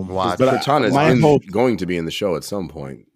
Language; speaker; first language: English; native; English